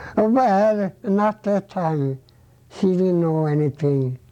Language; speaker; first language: English; non-native, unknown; Swedish